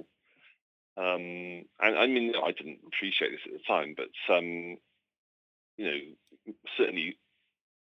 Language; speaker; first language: English; native; English